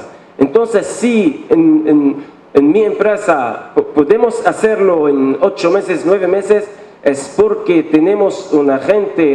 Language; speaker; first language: Spanish; non-native, fluent; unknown